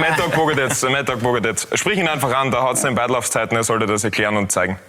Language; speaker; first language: German; native; German